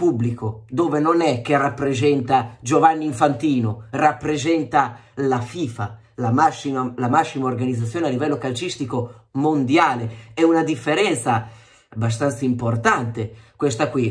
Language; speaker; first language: Italian; native; Italian